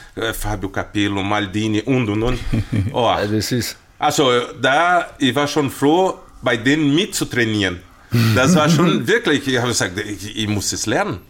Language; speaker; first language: German; non-native, fluent; Portuguese